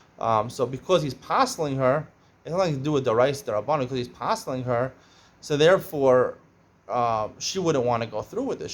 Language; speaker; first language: English; native; English